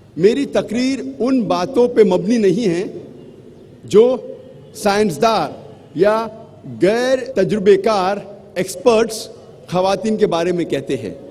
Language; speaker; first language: Urdu; non-native, local second language; Konkani